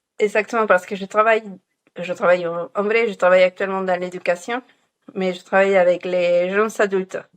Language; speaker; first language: French; non-native, fluent; Spanish